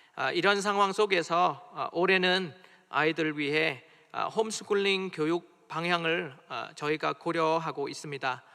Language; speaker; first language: Korean; non-native, fluent; Vietnamese